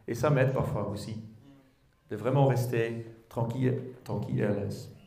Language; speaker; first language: French; non-native, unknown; Dutch